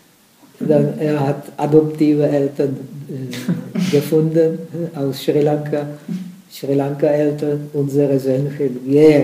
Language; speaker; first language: German; non-native, fluent; Czech